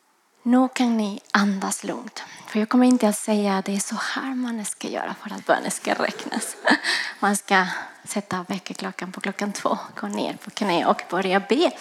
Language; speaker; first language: Swedish; non-native, fluent; Spanish